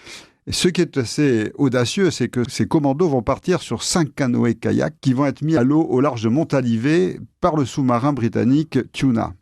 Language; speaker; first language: French; native; French